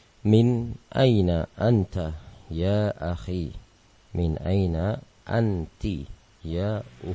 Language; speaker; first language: Arabic; non-native, fluent; Indonesian